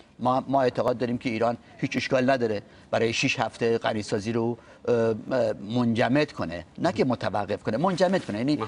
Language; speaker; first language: Persian; non-native, local second language; Talysh